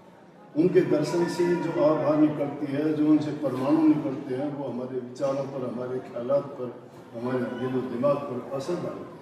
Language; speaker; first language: Hindi; native; Hindi